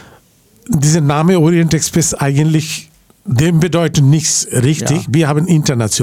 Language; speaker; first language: German; non-native, learner; Bangla